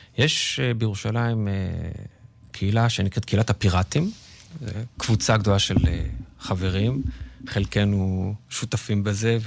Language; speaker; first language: Hebrew; native; Hebrew